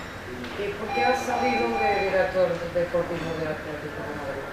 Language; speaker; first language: Spanish; non-native, learner; Portuguese